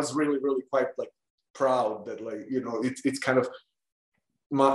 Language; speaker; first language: English; non-native, fluent; Bosnian